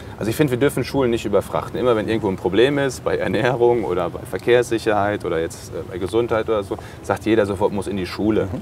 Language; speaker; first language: German; native; German